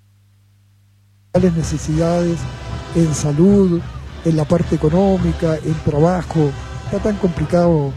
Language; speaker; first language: Spanish; native; Spanish